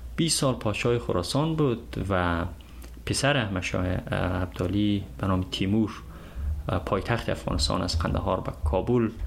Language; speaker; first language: Persian; native; Persian